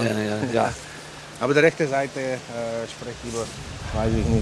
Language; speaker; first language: German; non-native, learner; Slovak